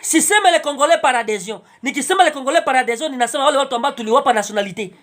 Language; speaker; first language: French; non-native, local second language; Swahili